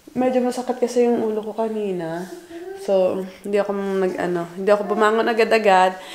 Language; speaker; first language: Filipino; native; Filipino